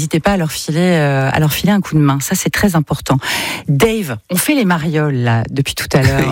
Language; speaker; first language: French; native; French